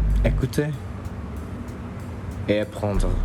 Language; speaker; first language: French; non-native, learner; English